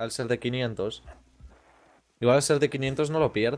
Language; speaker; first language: Spanish; native; Spanish